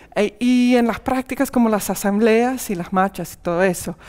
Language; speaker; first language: Spanish; non-native, fluent; English